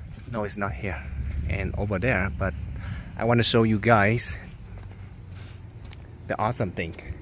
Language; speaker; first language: English; non-native, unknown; Vietnamese